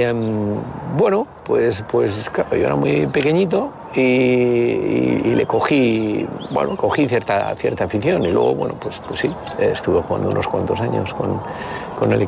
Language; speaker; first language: Spanish; native; Spanish